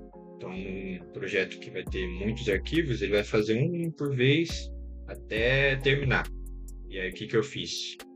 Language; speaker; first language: Portuguese; native; Portuguese